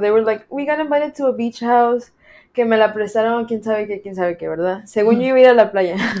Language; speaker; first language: Spanish; early bilingual, heritage; Spanish